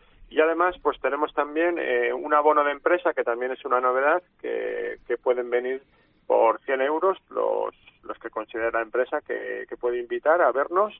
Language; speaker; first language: Spanish; native; Spanish